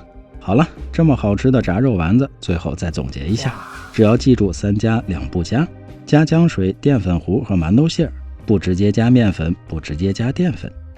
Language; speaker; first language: Chinese; native; Chinese